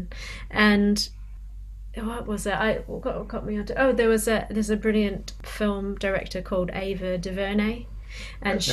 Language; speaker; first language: English; native; English